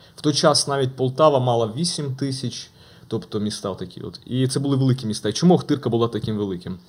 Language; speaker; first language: Ukrainian; native; Ukrainian